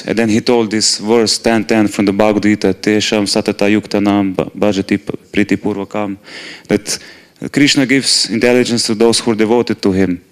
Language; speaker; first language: English; non-native, fluent; Slovenian